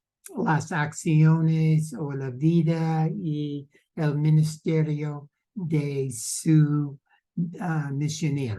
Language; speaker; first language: Spanish; non-native, learner; English